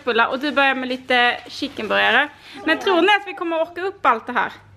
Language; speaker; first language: Swedish; native; Swedish